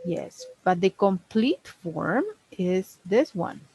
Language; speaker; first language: English; non-native, fluent; Spanish